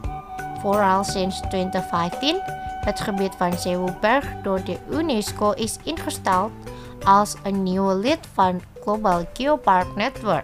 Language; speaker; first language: Dutch; non-native, fluent; Indonesian